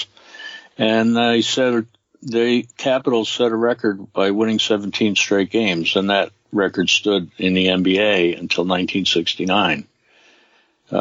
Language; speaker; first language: English; native; English